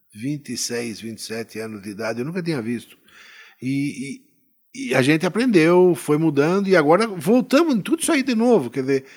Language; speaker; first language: Portuguese; native; Portuguese